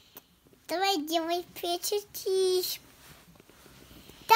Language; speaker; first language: Russian; early bilingual, heritage; Russian